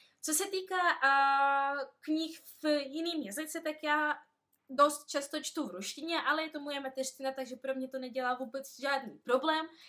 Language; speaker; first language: Czech; non-native, fluent; Russian